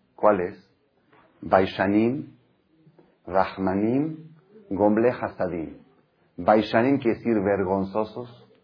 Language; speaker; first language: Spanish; non-native, fluent; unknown